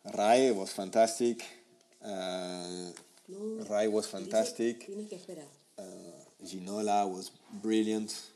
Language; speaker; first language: English; non-native, fluent; French